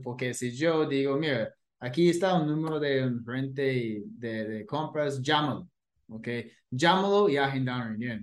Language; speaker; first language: Spanish; non-native, fluent; English